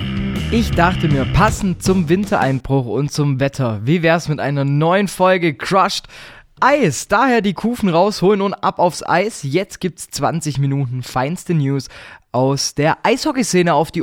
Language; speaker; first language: German; native; German